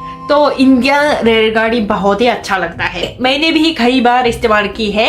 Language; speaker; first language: Hindi; non-native, fluent; Japanese